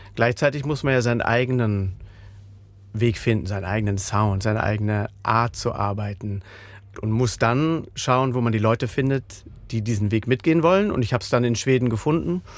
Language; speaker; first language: German; native; German